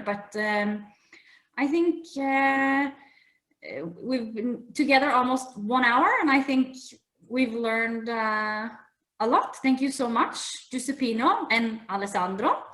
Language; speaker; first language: English; non-native, fluent; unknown